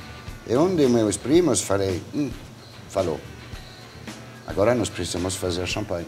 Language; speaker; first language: Portuguese; non-native, fluent; French